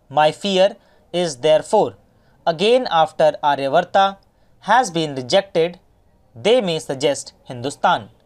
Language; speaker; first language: English; non-native, local second language; Hindi